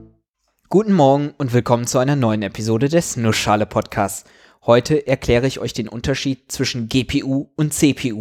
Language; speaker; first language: German; native; German